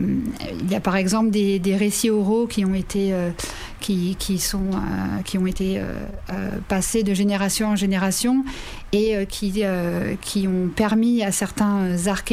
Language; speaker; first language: French; native; French